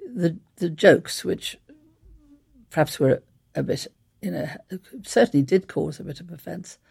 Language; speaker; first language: English; native; English